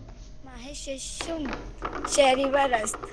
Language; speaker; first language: Persian; non-native, learner; Urdu